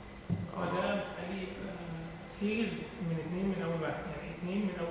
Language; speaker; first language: Arabic; native; Arabic